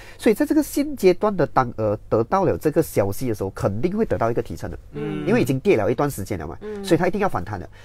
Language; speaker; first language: Chinese; native; Chinese